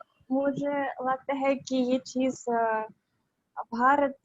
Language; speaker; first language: Hindi; non-native, learner; Russian